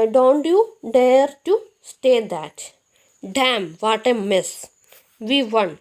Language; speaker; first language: English; non-native, local second language; Malayalam